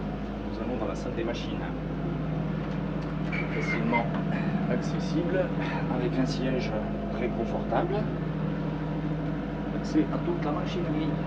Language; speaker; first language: French; native; French